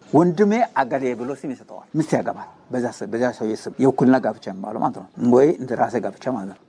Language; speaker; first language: Amharic; non-native, local second language; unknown